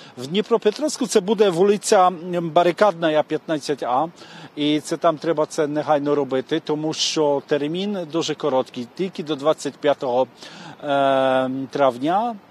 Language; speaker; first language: Ukrainian; non-native, fluent; Polish